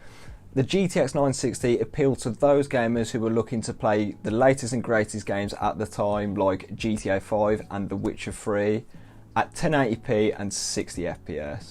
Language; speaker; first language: English; native; English